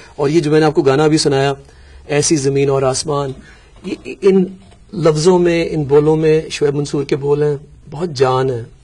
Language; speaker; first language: Urdu; native; Urdu